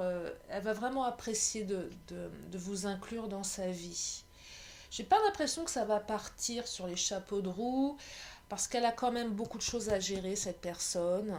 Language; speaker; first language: French; native; French